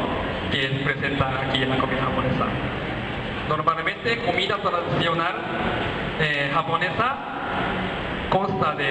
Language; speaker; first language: Spanish; non-native, learner; Japanese